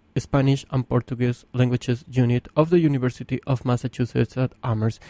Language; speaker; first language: English; non-native, fluent; Spanish